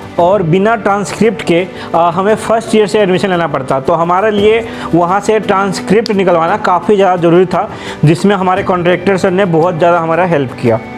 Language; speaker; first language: Hindi; native; Hindi